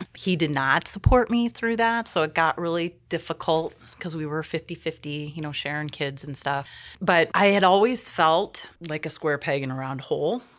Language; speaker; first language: English; native; English